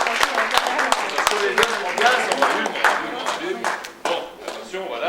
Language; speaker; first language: French; native; French